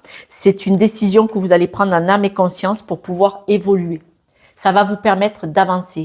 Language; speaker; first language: French; native; French